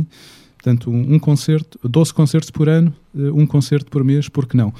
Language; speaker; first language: Portuguese; native; Portuguese